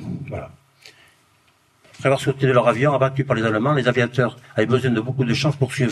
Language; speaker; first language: French; native; French